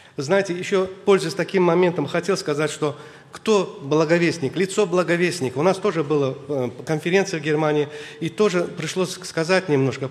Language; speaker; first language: Russian; non-native, local second language; Azerbaijani